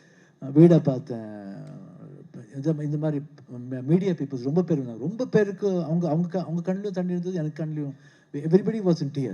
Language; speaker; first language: Tamil; non-native, local second language; Kannada